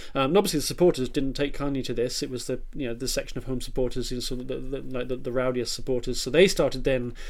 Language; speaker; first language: English; native; English